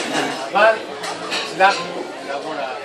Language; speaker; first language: Hebrew; non-native, fluent; Spanish